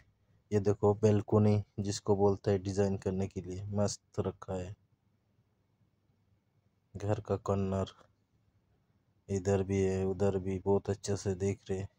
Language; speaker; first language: Hindi; non-native, local second language; Bangla